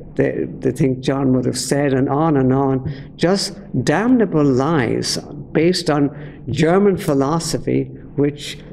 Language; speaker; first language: English; native; English